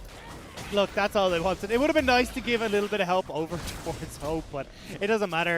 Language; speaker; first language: English; native; English